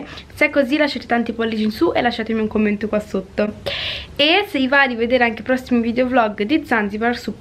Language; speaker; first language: Italian; native; Italian